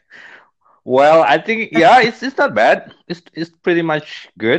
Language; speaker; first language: English; non-native, fluent; Indonesian